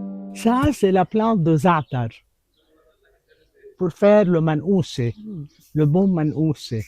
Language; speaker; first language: French; non-native, local second language; Arabic